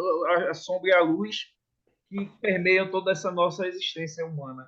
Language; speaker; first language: Portuguese; native; Portuguese